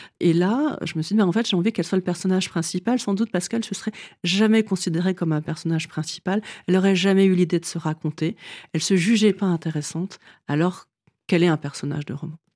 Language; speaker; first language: French; early bilingual, other home language; Vietnamese